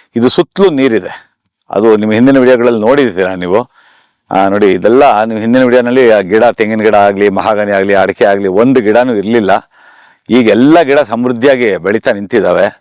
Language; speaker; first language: Kannada; native; Kannada